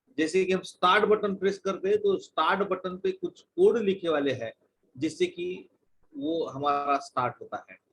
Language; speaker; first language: Hindi; non-native, local second language; Marathi